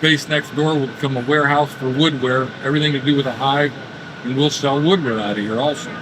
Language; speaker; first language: English; native; English